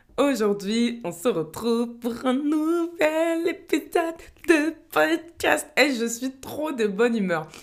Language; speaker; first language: French; native; French